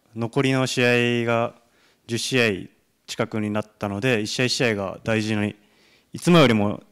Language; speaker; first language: Japanese; native; Japanese